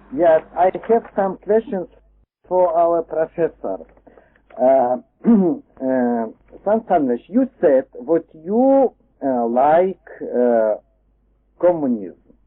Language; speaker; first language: English; non-native, learner; Lithuanian